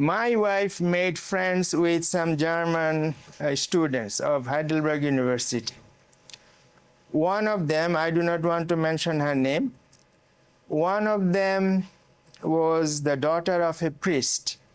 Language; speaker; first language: English; non-native, local second language; Bangla